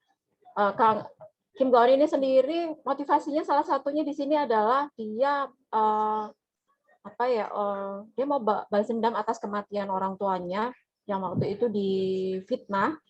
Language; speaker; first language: Indonesian; native; Indonesian